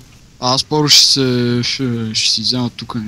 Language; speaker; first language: Bulgarian; native; Bulgarian